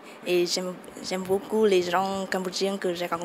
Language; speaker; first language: French; non-native, fluent; Vietnamese